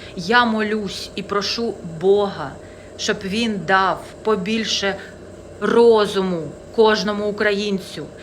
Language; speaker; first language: Ukrainian; non-native, local second language; Russian